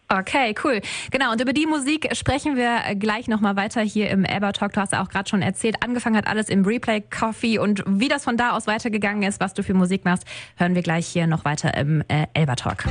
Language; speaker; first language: German; native; German